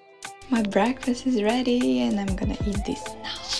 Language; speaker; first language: English; non-native, fluent; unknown